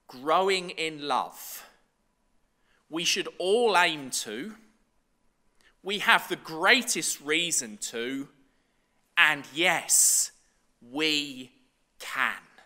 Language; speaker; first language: English; native; English